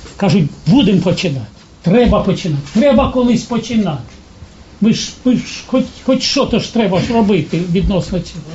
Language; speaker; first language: Ukrainian; native; Ukrainian